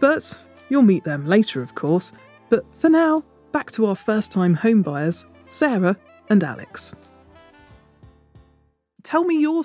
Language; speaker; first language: English; native; English